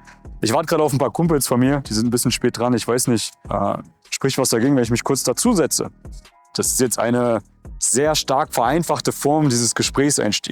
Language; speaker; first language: German; native; German